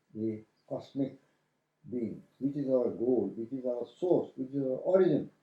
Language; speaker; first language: English; non-native, local second language; Kannada